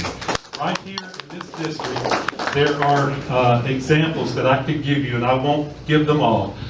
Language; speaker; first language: English; native; English